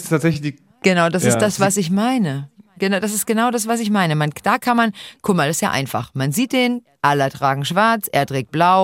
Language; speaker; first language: German; native; German